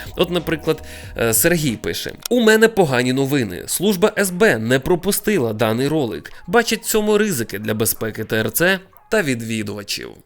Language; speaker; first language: Ukrainian; native; Ukrainian